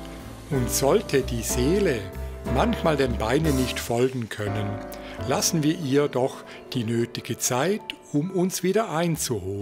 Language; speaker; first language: German; native; German